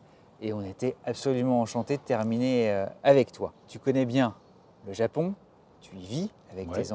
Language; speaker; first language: French; native; French